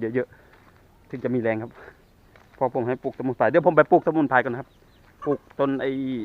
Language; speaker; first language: Thai; non-native, local second language; Northeastern Thai